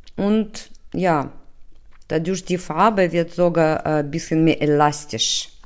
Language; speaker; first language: German; non-native, learner; Russian